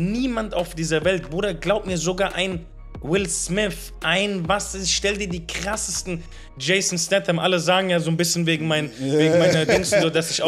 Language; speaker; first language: German; native; German